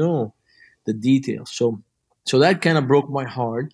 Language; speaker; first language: English; non-native, fluent; Arabic